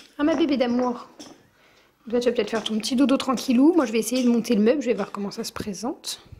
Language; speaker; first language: French; native; French